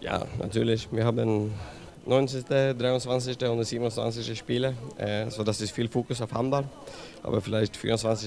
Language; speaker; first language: German; non-native, learner; Swedish